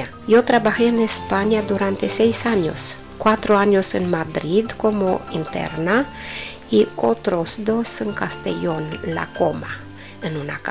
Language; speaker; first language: Spanish; non-native, learner; Romanian